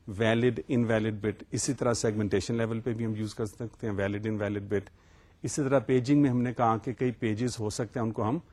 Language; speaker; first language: Urdu; native; Urdu